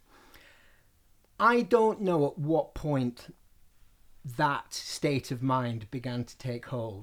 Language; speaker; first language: English; native; English